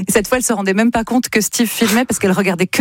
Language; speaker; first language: French; native; French